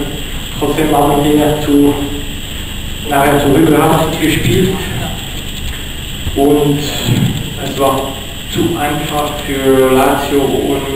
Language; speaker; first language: German; non-native, fluent; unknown